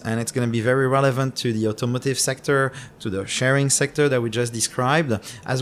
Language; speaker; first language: English; non-native, fluent; French